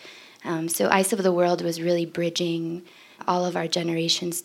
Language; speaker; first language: English; native; English